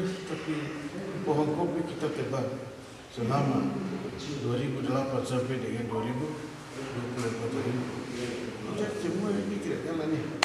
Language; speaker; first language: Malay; non-native, local second language; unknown